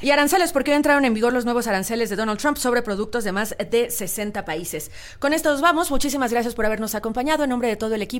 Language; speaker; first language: Spanish; native; Spanish